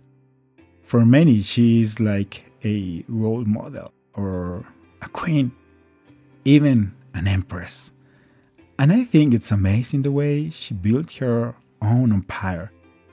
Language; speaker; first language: English; non-native, fluent; Spanish